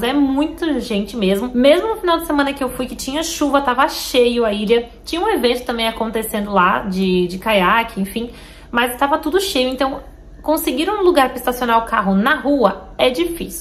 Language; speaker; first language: Portuguese; native; Portuguese